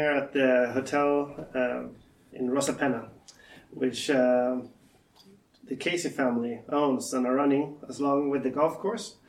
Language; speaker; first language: English; non-native, fluent; Swedish